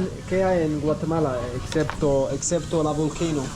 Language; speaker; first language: Spanish; non-native, learner; Bosnian